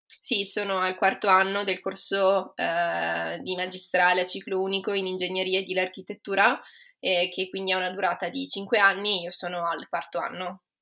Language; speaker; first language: Italian; native; Italian